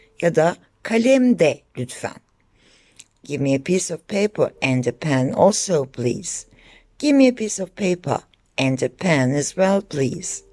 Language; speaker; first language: English; non-native, fluent; Turkish